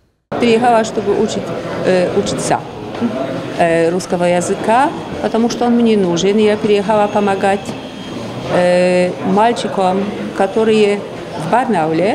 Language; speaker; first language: Russian; non-native, learner; Polish